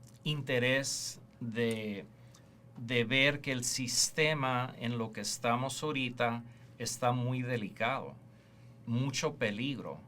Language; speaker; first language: Spanish; early bilingual, heritage; Spanish